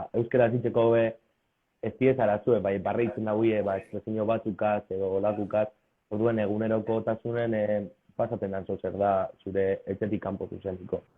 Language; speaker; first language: Basque; native; Basque